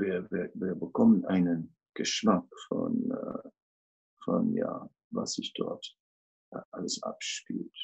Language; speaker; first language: German; non-native, fluent; Dutch